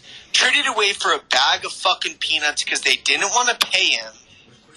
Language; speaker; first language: English; native; English